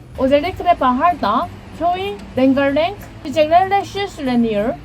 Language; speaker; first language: Turkish; non-native, learner; Korean